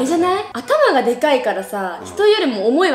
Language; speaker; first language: Japanese; native; Japanese